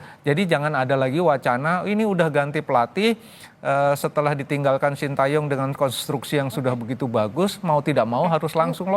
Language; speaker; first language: Indonesian; native; Indonesian